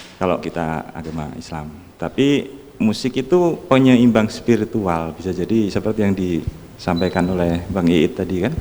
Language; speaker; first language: Indonesian; native; Indonesian